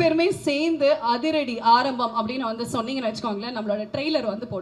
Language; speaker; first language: Tamil; native; Tamil